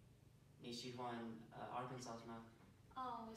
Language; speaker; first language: Chinese; non-native, learner; English